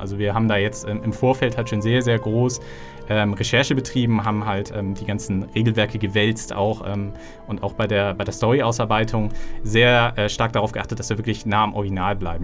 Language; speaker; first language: German; native; German